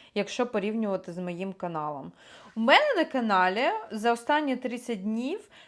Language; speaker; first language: Ukrainian; non-native, local second language; Russian